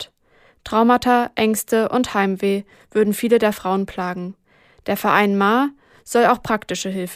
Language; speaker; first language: German; native; German